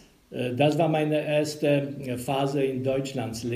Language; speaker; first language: German; non-native, learner; Polish